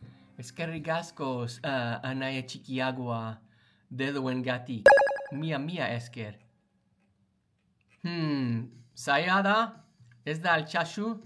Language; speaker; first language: Basque; non-native, learner; English